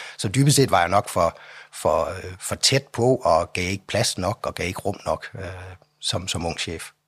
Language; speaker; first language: Danish; native; Danish